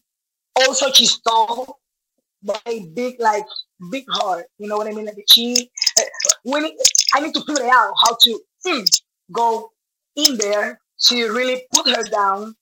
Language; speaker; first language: English; non-native, learner; Spanish